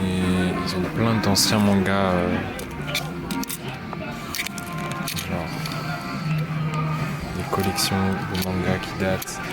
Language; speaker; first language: French; native; French